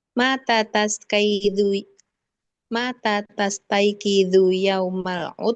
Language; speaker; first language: Arabic; non-native, learner; Indonesian